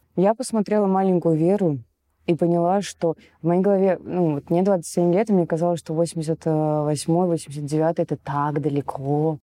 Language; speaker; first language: Russian; native; Russian